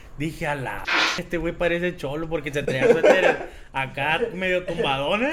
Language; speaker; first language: Spanish; native; Spanish